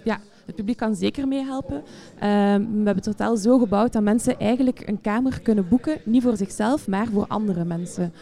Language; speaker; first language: Dutch; native; Dutch